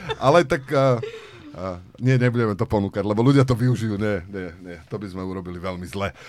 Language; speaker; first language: Slovak; native; Slovak